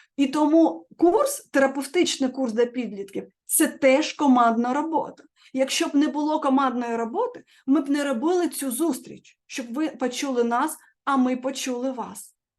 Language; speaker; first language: Ukrainian; non-native, local second language; Russian